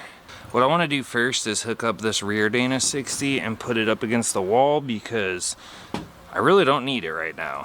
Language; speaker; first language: English; native; English